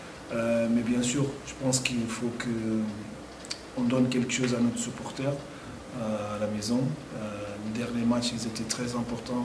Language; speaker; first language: French; non-native, fluent; Portuguese